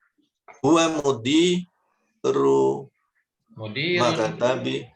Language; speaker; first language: Arabic; non-native, learner; Indonesian